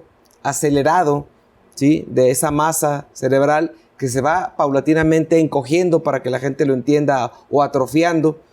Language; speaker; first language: Spanish; native; Spanish